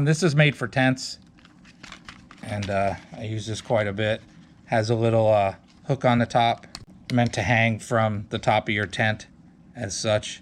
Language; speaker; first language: English; native; English